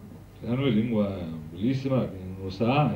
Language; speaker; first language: Italian; non-native, learner; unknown